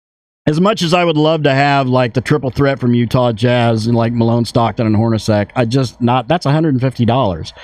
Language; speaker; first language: English; native; English